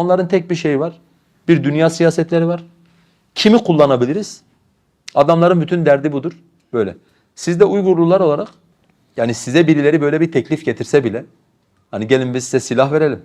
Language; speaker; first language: Turkish; non-native, local second language; Kurdish